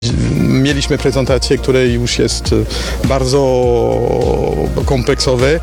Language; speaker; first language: Polish; non-native, fluent; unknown